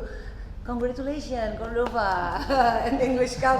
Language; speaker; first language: English; non-native, fluent; Indonesian